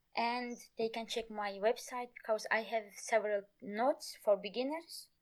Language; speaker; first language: English; non-native, fluent; Kurdish